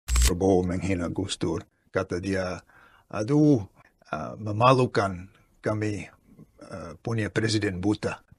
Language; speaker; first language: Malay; non-native, fluent; English